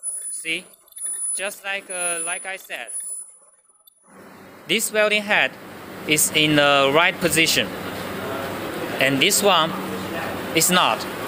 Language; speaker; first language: English; non-native, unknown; Chinese